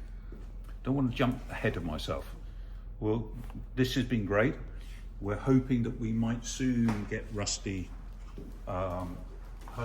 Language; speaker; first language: English; native; English